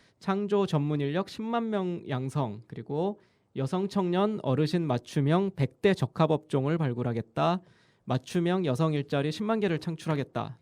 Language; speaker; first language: Korean; native; Korean